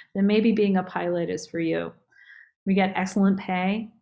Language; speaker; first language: English; native; English